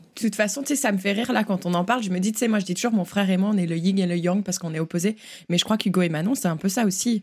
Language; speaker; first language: French; native; French